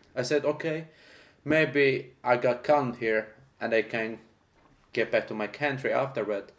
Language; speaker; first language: English; non-native, fluent; Arabic